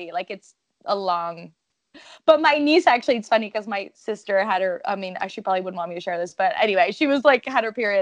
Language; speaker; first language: English; non-native, fluent; French